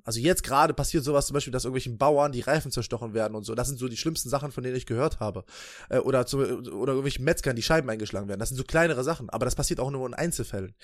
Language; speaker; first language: German; native; German